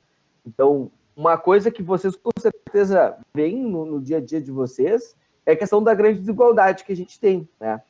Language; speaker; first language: Portuguese; native; Portuguese